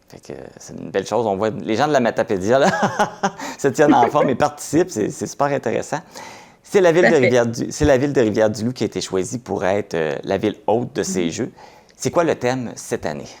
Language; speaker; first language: French; native; French